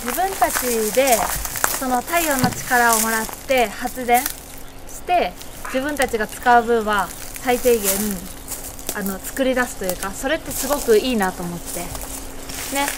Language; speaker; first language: Japanese; native; Japanese